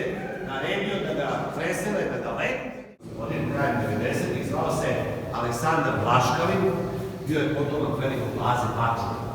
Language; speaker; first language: Bosnian; native; Bosnian